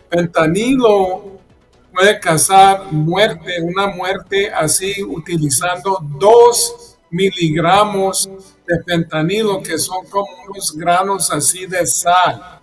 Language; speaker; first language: Spanish; early bilingual, heritage; Spanish